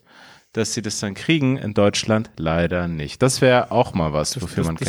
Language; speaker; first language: German; early bilingual, other home language; Persian